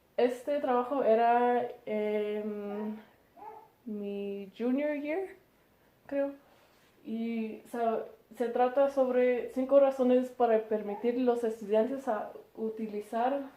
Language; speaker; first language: Spanish; early bilingual, heritage; Spanish